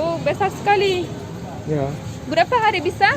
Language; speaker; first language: Indonesian; non-native, learner; Turkish